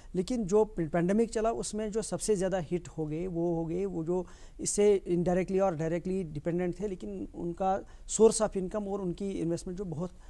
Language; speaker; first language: Hindi; non-native, local second language; Kashmiri